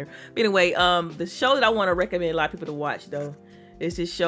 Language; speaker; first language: English; native; English